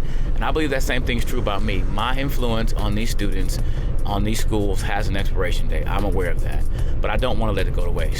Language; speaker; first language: English; native; English